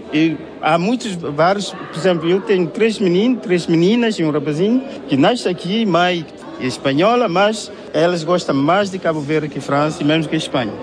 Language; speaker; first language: Portuguese; non-native, fluent; Kabuverdianu